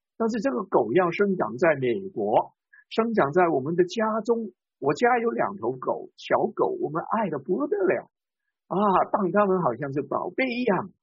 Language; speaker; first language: Chinese; non-native, local second language; Cantonese